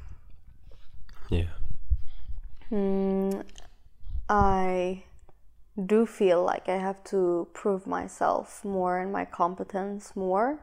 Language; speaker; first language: English; non-native, fluent; Swedish